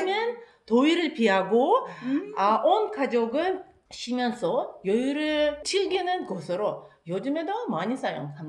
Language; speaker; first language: Korean; non-native, fluent; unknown